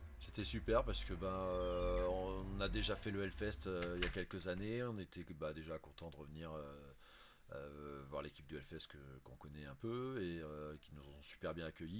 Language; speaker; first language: French; native; French